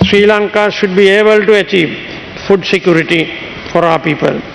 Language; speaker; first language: English; non-native, local second language; Sinhala